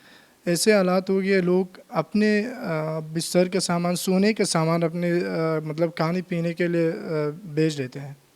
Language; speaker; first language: Hindi; non-native, learner; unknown